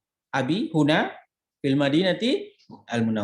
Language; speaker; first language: Arabic; non-native, fluent; Indonesian